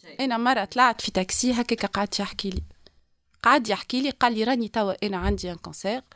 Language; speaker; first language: French; non-native, local second language; Arabic